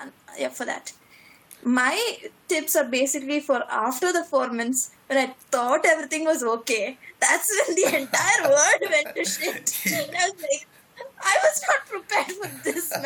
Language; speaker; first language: English; non-native, local second language; Malayalam